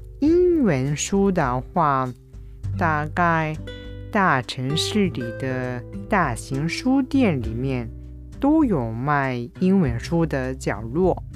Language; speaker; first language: Chinese; non-native, fluent; Japanese